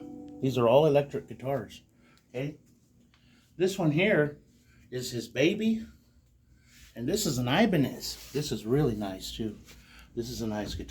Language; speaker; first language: English; native; English